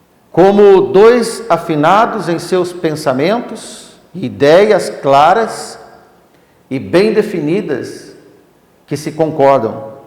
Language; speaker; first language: Portuguese; native; Portuguese